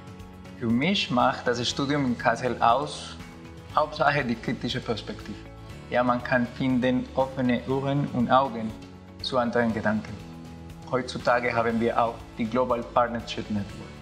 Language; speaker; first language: German; non-native, fluent; Spanish